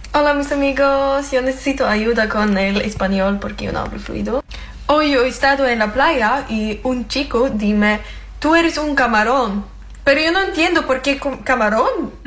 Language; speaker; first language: Spanish; non-native, learner; Swedish